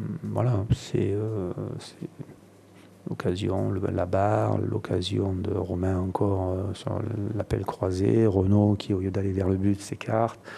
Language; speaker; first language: French; native; French